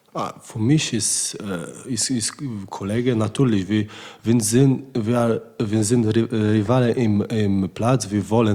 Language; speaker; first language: German; non-native, learner; Polish